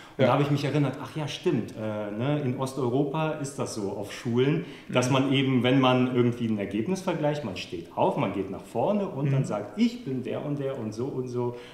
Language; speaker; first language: German; early bilingual, other home language; Russian